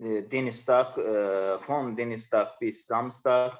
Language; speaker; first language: German; non-native, learner; Azerbaijani